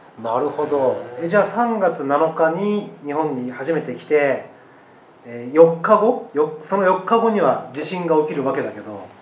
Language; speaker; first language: Japanese; native; Japanese